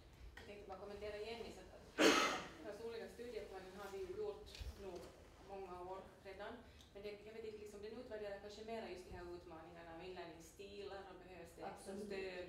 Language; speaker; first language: Swedish; native; Swedish